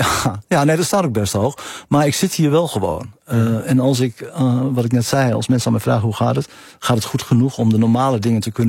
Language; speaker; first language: Dutch; native; Dutch